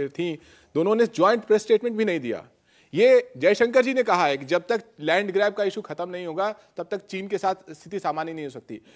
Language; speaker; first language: Hindi; native; Hindi